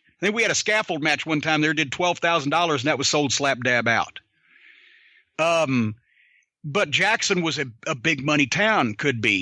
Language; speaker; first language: English; native; English